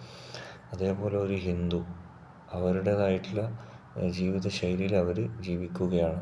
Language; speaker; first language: Malayalam; native; Malayalam